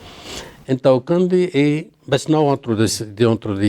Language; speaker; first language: Portuguese; non-native, learner; Arabic